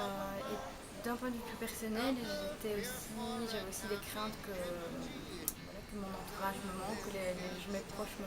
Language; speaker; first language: French; native; French